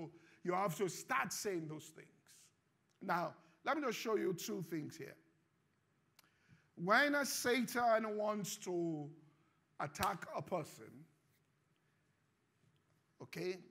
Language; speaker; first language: English; non-native, local second language; Yoruba